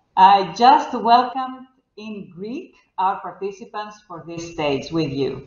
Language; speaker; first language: English; non-native, fluent; Greek